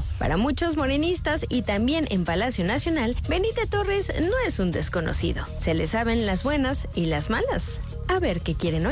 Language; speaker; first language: Spanish; native; Spanish